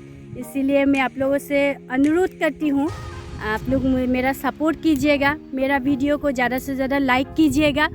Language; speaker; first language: Hindi; non-native, local second language; Assamese